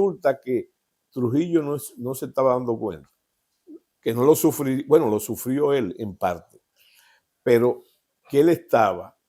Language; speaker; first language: Spanish; native; Spanish